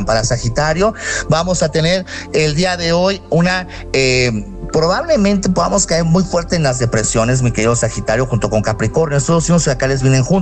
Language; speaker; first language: Spanish; native; Spanish